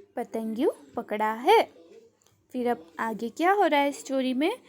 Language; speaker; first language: Hindi; non-native, local second language; Gujarati